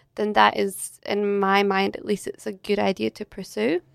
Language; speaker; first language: English; native; English